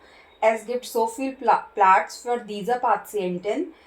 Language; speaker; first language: German; non-native, fluent; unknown